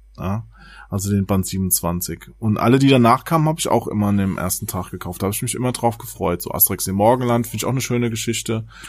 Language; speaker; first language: German; native; German